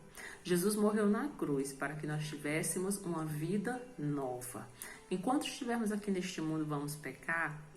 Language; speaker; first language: Portuguese; native; Portuguese